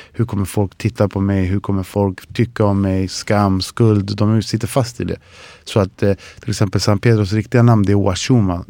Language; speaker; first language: Swedish; early bilingual, other home language; Spanish